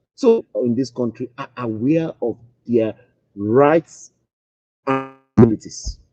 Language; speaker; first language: English; non-native, local second language; Yoruba